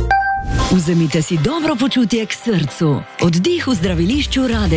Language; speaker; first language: Slovenian; native; Slovenian